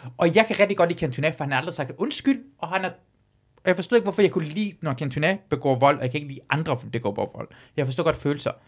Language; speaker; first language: Danish; early bilingual, other home language; Persian